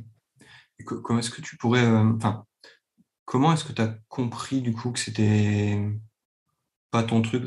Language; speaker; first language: French; native; French